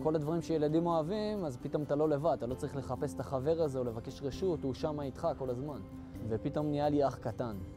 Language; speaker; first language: Hebrew; native; Hebrew